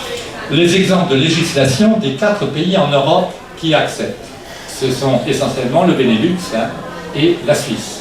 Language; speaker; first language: French; native; French